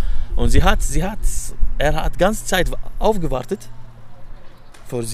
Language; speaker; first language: German; non-native, learner; Arabic